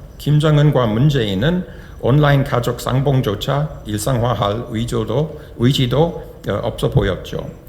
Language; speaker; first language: Korean; non-native, fluent; English